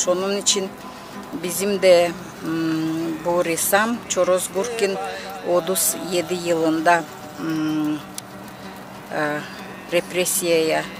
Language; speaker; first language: Turkish; non-native, learner; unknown